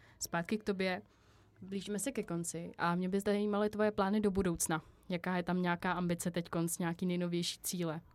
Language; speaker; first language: Czech; native; Czech